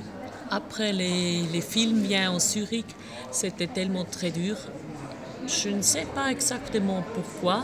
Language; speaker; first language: French; non-native, local second language; German